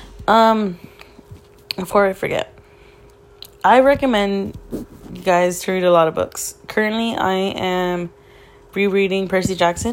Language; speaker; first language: English; early bilingual, other home language; Spanish